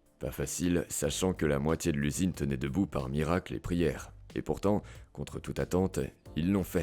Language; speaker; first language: French; native; French